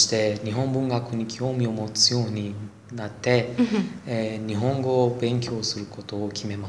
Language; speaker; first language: Japanese; non-native, learner; Persian